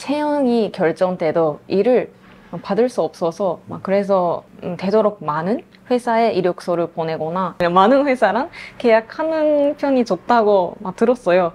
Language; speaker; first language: Korean; non-native, fluent; Japanese